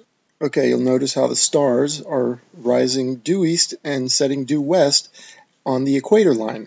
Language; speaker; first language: English; native; English